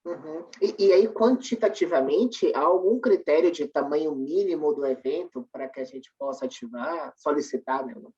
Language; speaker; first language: Portuguese; native; Portuguese